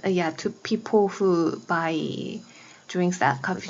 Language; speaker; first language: English; non-native, learner; Korean